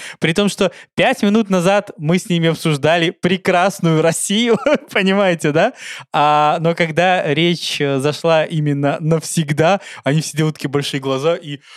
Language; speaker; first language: Russian; native; Russian